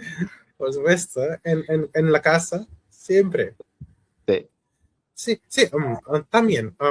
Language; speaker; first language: Spanish; non-native, fluent; Hindi